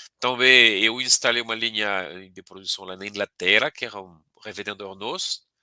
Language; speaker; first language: Portuguese; non-native, fluent; French